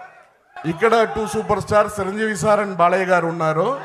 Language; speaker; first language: Telugu; non-native, learner; Tamil